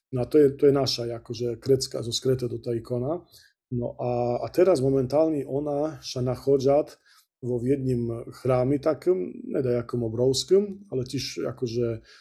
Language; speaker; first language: Slovak; native; Slovak